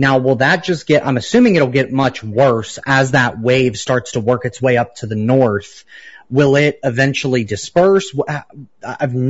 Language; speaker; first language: English; native; English